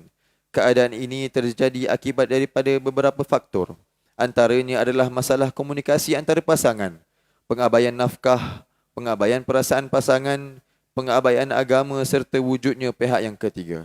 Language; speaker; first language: Malay; native; Malay